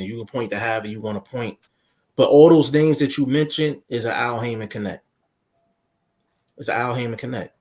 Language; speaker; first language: English; native; English